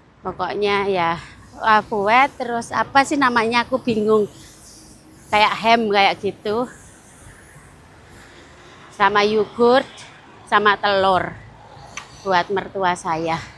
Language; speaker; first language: Indonesian; non-native, local second language; Javanese